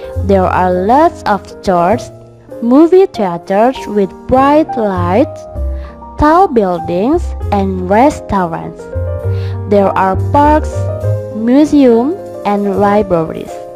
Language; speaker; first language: English; non-native, fluent; Indonesian